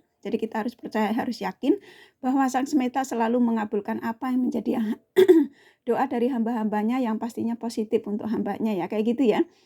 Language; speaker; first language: Indonesian; native; Indonesian